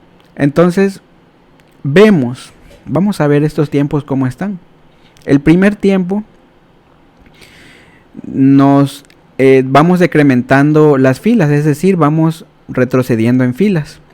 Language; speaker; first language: Spanish; native; Spanish